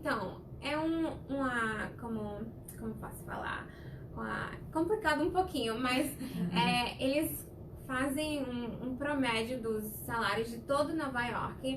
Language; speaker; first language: Portuguese; non-native, fluent; Spanish